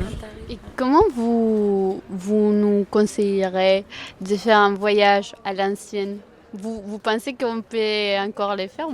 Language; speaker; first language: French; non-native, fluent; Spanish